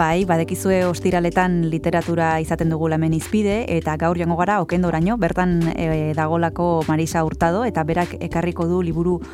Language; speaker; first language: Basque; native; Basque